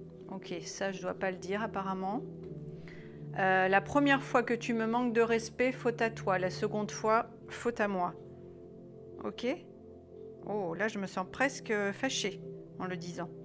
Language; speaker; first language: French; native; French